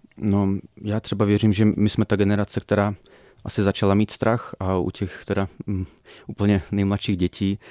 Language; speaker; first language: Czech; early bilingual, other home language; Russian